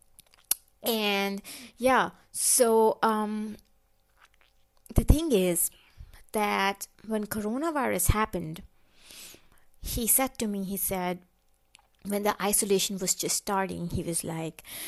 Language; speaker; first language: English; non-native, local second language; Hindi